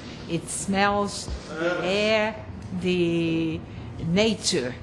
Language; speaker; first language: English; non-native, fluent; Portuguese